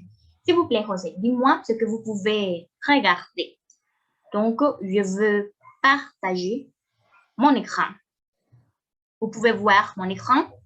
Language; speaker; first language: French; non-native, fluent; Spanish